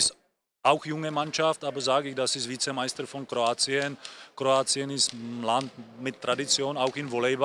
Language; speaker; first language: German; non-native, learner; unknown